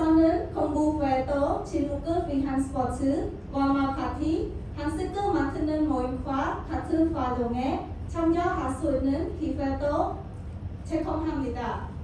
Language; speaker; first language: Korean; non-native, learner; Khmer